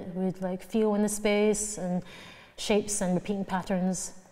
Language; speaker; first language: English; native; English